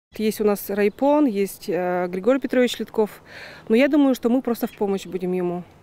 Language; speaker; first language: Russian; native; Russian